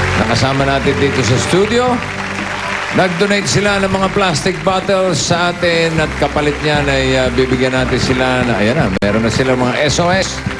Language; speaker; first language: Filipino; native; Filipino